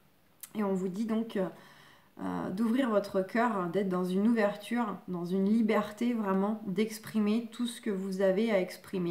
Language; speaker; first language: French; native; French